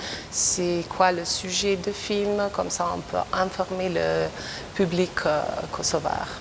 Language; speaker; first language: French; non-native, fluent; Albanian